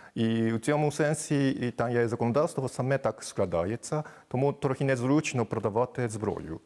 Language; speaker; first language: Ukrainian; non-native, fluent; Japanese